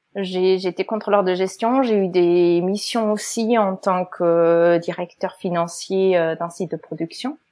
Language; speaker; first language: French; non-native, fluent; German